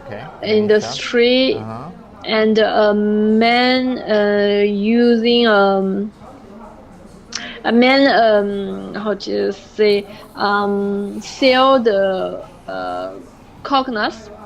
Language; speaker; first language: English; non-native, learner; French